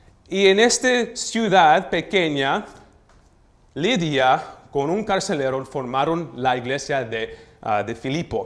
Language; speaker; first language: Spanish; early bilingual, heritage; Spanish